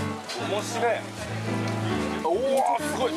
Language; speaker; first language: Korean; non-native, learner; Japanese